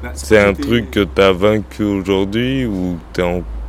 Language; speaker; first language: French; native; French